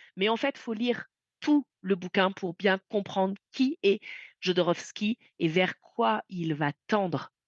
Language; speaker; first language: French; native; French